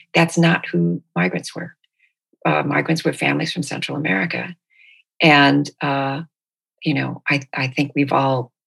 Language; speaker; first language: English; native; English